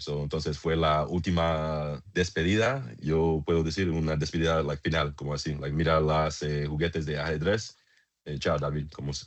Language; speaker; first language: Spanish; non-native, learner; English